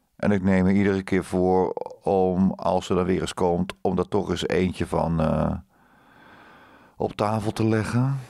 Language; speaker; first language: Dutch; native; Dutch